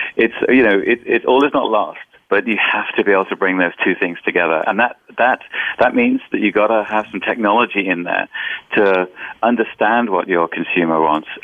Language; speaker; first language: English; native; English